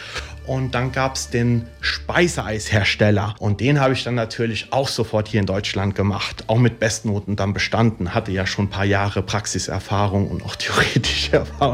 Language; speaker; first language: German; early bilingual, other home language; Italian